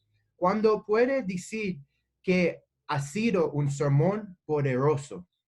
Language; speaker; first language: Spanish; non-native, learner; English